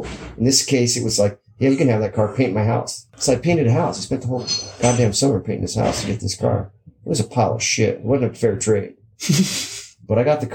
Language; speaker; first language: English; native; English